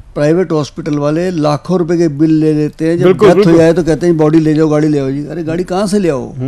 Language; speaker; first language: Hindi; native; Hindi